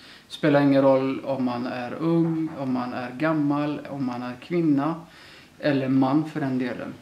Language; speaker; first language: Swedish; early bilingual, other home language; Somali